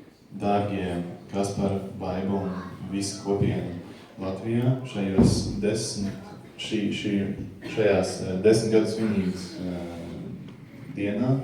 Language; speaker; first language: Latvian; native; Latvian